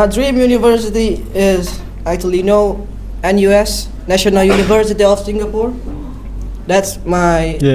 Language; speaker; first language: English; non-native, learner; Indonesian